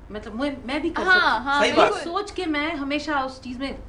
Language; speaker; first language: Urdu; native; Urdu